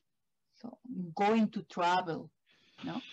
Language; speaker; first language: English; non-native, learner; Spanish